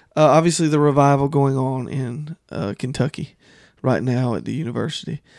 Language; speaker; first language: English; native; English